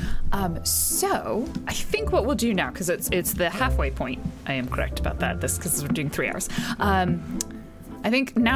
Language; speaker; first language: English; native; English